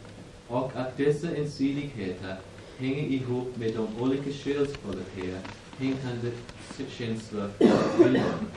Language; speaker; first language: Swedish; non-native, fluent; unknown